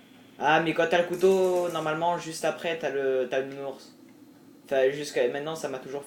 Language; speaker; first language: French; native; French